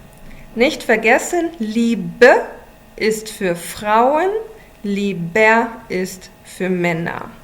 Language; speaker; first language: German; non-native, fluent; English